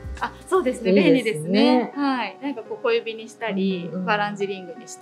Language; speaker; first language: Japanese; native; Japanese